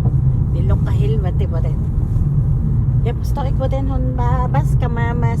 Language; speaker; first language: Danish; non-native, learner; Filipino